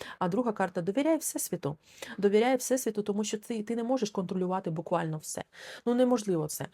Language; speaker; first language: Ukrainian; non-native, local second language; Russian